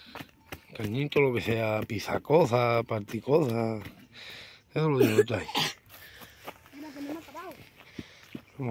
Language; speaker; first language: Spanish; native; Spanish